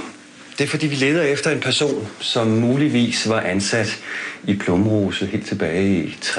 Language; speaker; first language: Danish; native; Danish